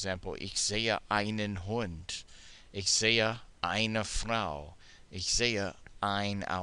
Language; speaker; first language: German; non-native, fluent; English